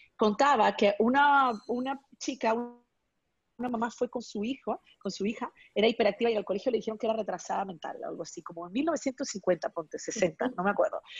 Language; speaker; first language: Spanish; native; Spanish